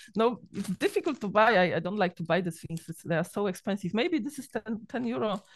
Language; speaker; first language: English; non-native, learner; Polish